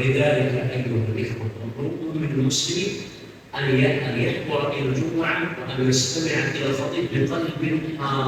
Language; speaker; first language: Arabic; native; Arabic